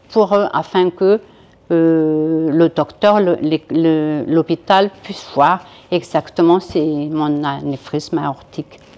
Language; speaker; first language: French; non-native, local second language; Malagasy